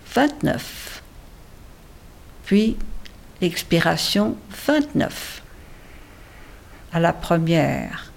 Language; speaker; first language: French; native; French